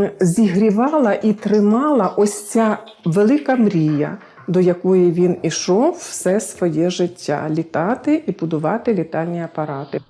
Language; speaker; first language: Ukrainian; native; Ukrainian